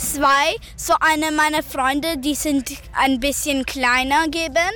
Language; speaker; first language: German; early bilingual, other home language; English